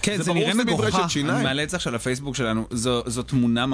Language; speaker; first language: Hebrew; native; Hebrew